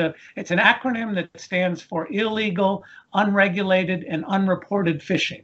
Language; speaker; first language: English; native; English